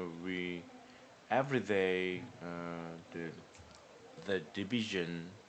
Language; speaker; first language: English; non-native, learner; Korean